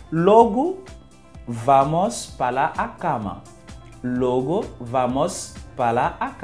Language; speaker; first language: Portuguese; non-native, fluent; Haitian Creole